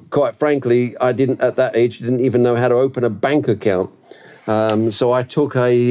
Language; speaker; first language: English; native; English